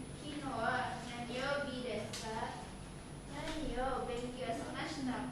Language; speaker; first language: Japanese; non-native, learner; Indonesian